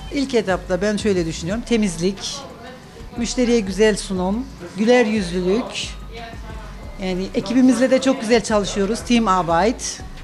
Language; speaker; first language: Turkish; native; Turkish